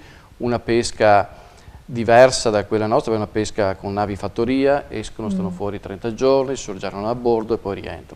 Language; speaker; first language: Italian; native; Italian